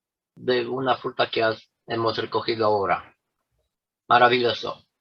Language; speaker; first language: Spanish; non-native, fluent; Romanian